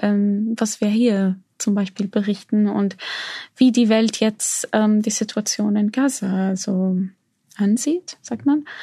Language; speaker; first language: German; non-native, fluent; Arabic